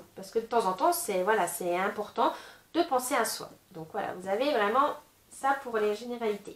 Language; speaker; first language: French; native; French